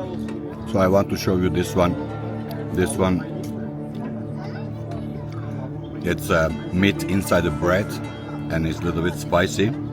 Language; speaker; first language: English; non-native, fluent; Turkish